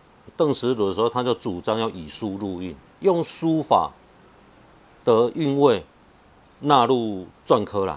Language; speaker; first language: Chinese; non-native, local second language; Min Nan Chinese